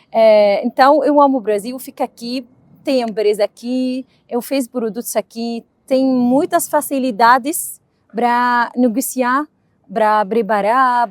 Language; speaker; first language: Portuguese; non-native, learner; Arabic